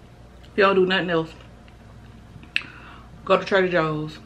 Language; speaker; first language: English; native; English